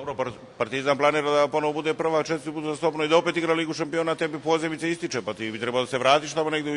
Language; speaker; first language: Serbian; native; Serbian